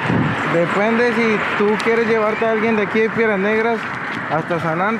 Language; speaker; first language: Spanish; native; Spanish